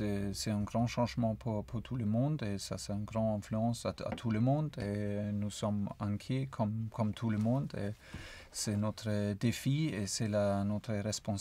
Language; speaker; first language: French; non-native, fluent; German